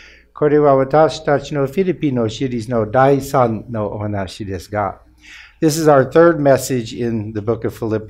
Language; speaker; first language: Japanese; non-native, fluent; English